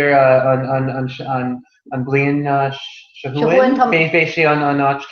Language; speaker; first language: Irish; non-native, learner; English